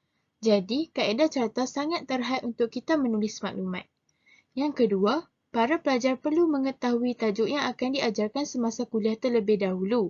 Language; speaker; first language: Malay; native; Malay